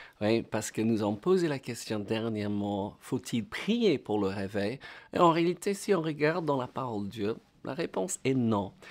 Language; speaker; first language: French; non-native, fluent; English